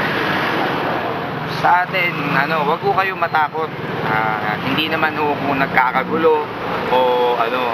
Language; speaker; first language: Filipino; non-native, local second language; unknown